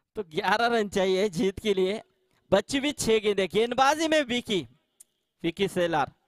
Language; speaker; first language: Hindi; non-native, local second language; Marathi